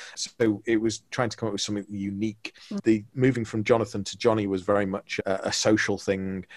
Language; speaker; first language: English; native; English